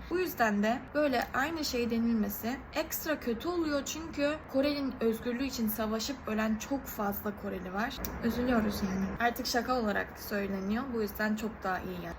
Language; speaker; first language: Turkish; early bilingual, other home language; Korean